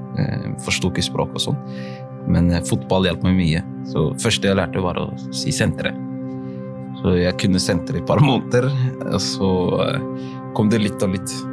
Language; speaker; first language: Norwegian; early bilingual, other home language; Somali